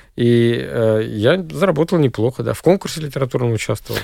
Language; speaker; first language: Russian; native; Russian